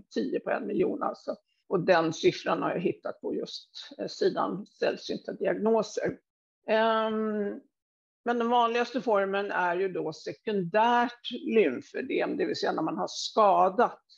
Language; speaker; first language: Swedish; native; Swedish